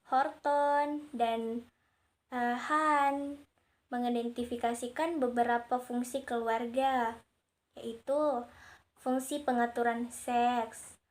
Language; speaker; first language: Indonesian; native; Indonesian